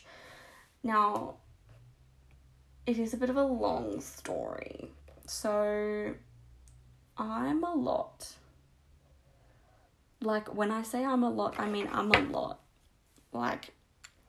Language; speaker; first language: English; native; English